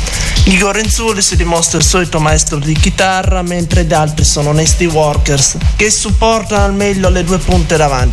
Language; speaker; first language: Italian; native; Italian